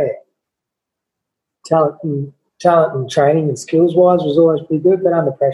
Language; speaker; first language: English; native; English